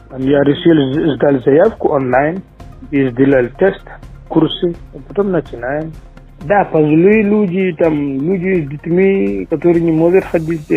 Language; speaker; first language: Russian; non-native, learner; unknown